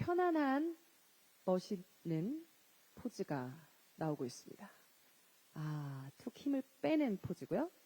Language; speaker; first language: Korean; native; Korean